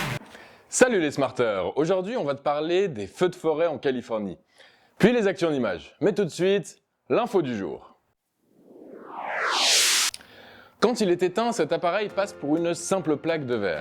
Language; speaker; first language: French; native; French